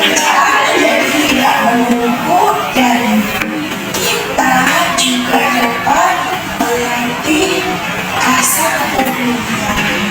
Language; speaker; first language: Indonesian; native; Indonesian